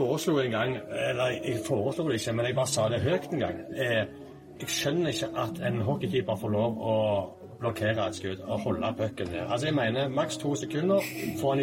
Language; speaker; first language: Norwegian; native; Norwegian